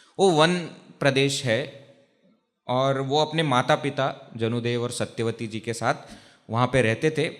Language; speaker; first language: Hindi; non-native, local second language; Marathi